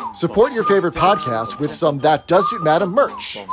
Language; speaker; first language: English; native; English